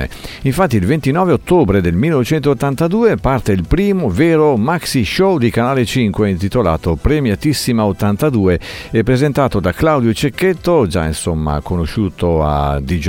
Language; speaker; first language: Italian; native; Italian